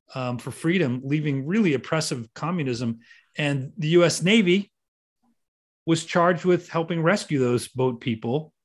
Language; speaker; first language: English; native; English